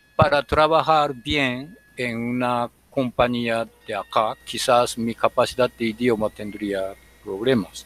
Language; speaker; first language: Spanish; non-native, fluent; Japanese